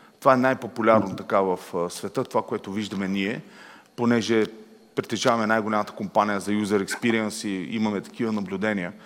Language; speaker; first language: Bulgarian; native; Bulgarian